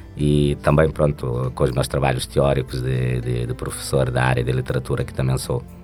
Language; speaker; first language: Portuguese; non-native, local second language; Kabuverdianu